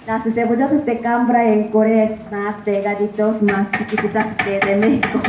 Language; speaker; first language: Spanish; non-native, fluent; Korean